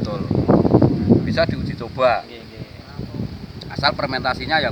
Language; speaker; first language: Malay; non-native, local second language; Javanese